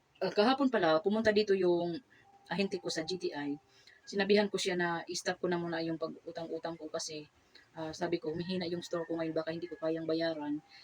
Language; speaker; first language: Filipino; non-native, local second language; Cebuano